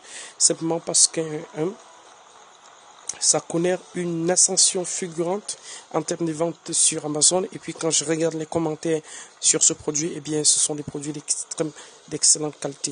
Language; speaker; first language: French; native; French